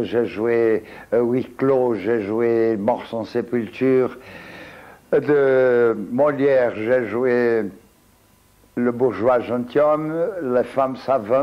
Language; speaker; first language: French; non-native, fluent; Portuguese